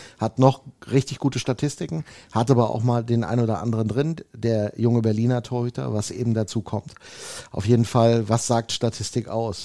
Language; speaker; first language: German; native; German